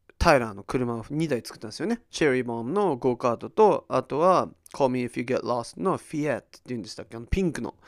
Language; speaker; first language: Japanese; early bilingual, heritage; Japanese